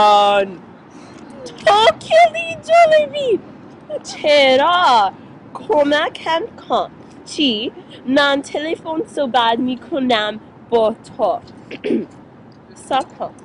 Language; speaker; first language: Persian; non-native, learner; English